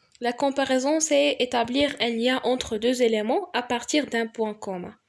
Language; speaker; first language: French; non-native, local second language; Arabic